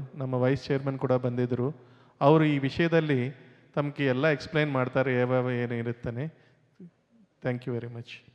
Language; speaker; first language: Kannada; non-native, local second language; Telugu